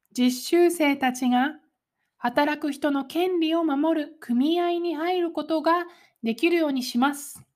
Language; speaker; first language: Japanese; native; Japanese